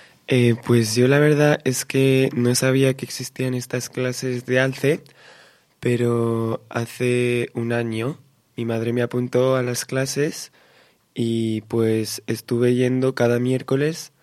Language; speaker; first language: Spanish; early bilingual, heritage; Spanish